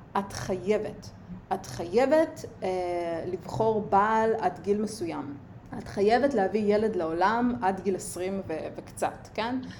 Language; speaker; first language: Hebrew; early bilingual, other home language; Russian